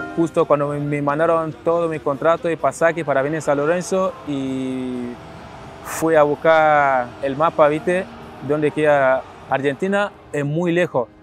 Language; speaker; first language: Spanish; non-native, fluent; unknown